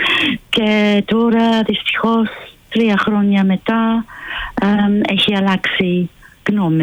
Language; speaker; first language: Greek; non-native, fluent; English